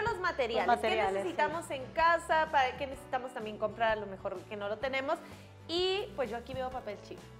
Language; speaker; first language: Spanish; native; Spanish